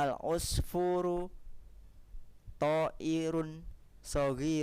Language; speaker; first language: Arabic; non-native, learner; Indonesian